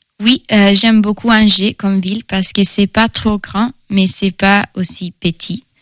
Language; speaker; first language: French; non-native, fluent; Italian